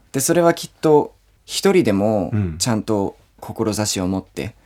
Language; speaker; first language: Japanese; non-native, fluent; English